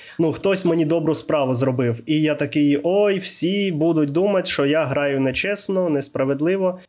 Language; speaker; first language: Ukrainian; non-native, local second language; Russian